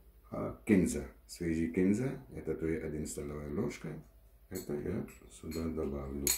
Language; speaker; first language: Russian; non-native, learner; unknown